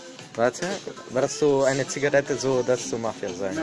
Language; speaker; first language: German; non-native, learner; Italian